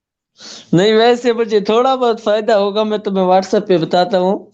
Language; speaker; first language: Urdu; non-native, local second language; Saraiki